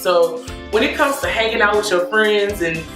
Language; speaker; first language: English; native; English